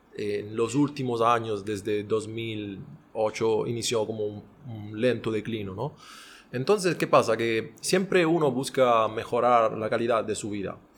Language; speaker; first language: Spanish; non-native, fluent; Italian